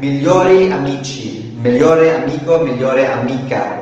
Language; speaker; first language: Italian; non-native, learner; English